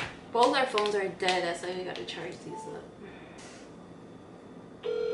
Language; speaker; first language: English; early bilingual, other home language; Spanish